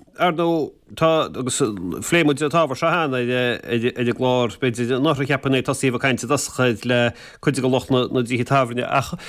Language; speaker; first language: Irish; native; Irish